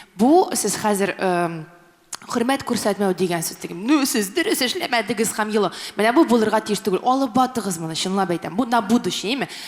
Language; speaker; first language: Tatar; early bilingual, heritage; Tatar